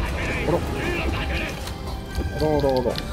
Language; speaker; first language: Japanese; native; Japanese